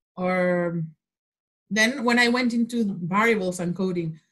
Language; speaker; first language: English; non-native, fluent; Spanish